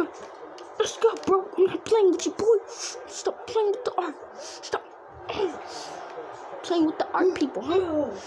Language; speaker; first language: English; native; English